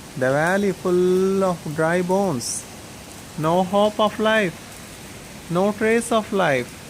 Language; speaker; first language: English; non-native, local second language; Telugu